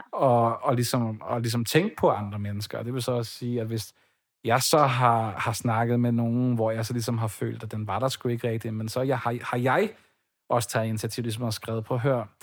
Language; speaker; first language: Danish; native; Danish